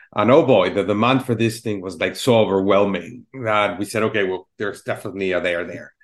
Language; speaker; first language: English; non-native, fluent; Spanish